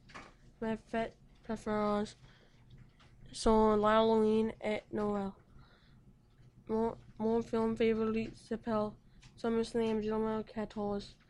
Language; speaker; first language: French; non-native, local second language; English